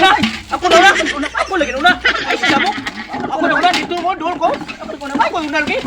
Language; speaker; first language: Filipino; non-native, local second language; Cebuano